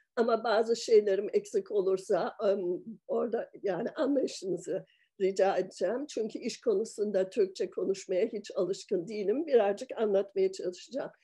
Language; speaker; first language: Turkish; early bilingual, heritage; Turkish